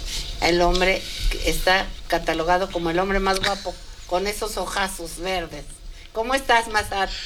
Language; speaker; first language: Spanish; native; Spanish